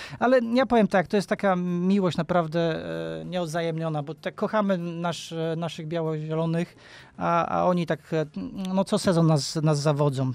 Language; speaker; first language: Polish; native; Polish